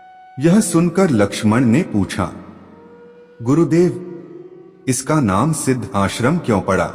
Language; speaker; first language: Hindi; native; Hindi